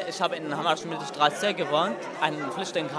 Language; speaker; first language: German; non-native, learner; Arabic